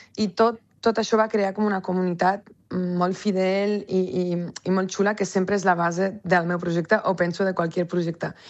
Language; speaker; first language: Catalan; early bilingual, other home language; French